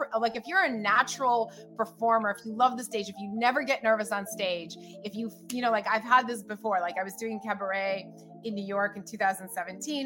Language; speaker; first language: English; early bilingual, other home language; Russian